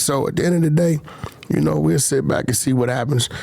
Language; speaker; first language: English; native; English